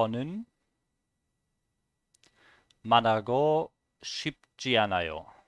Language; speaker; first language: Korean; non-native, learner; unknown